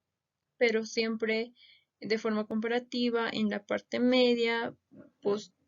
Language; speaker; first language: Spanish; native; Spanish